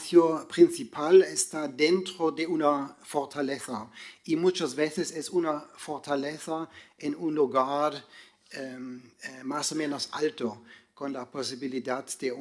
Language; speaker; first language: Spanish; non-native, fluent; German